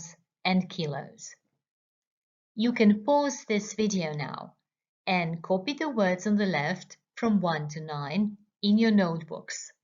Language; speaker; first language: English; non-native, fluent; Croatian